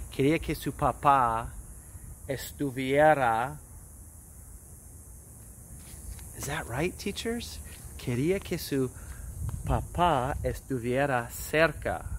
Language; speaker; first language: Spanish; non-native, fluent; English